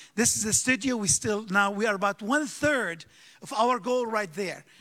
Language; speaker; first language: English; early bilingual, other home language; Arabic